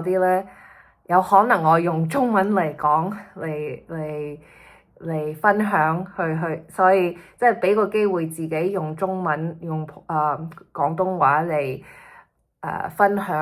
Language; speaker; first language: Cantonese; early bilingual, heritage; Cantonese